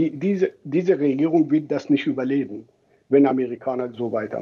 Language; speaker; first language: German; non-native, fluent; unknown